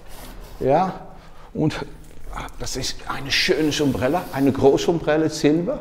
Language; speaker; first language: German; non-native, learner; Dutch